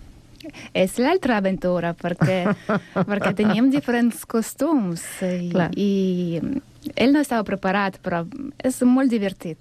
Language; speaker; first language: Catalan; non-native, learner; Russian